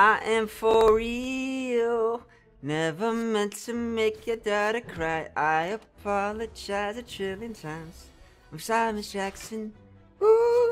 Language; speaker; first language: English; native; English